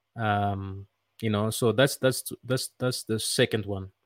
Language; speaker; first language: English; non-native, fluent; Dutch